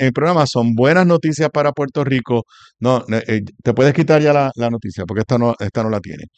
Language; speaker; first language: Spanish; native; Spanish